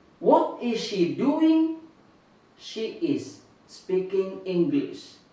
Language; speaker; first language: English; non-native, fluent; Indonesian